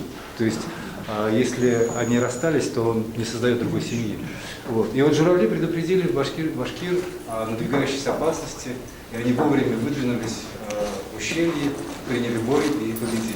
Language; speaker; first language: Russian; native; Russian